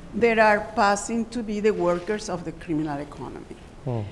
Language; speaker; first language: English; non-native, fluent; Spanish